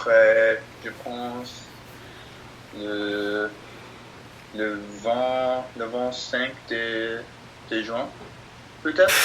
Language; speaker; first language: French; non-native, learner; English